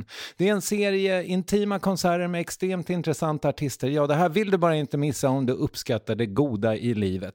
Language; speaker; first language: Swedish; native; Swedish